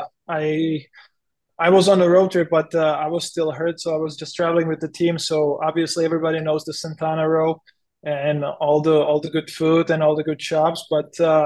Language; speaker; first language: English; non-native, fluent; Czech